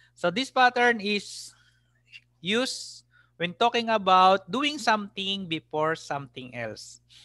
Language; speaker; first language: English; non-native, local second language; Filipino